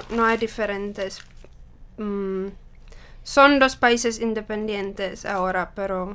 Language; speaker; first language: Spanish; non-native, learner; Czech